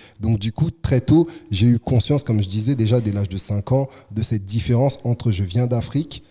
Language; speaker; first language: French; early bilingual, other home language; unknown